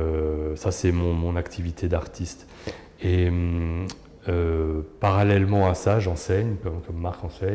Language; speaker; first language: French; native; French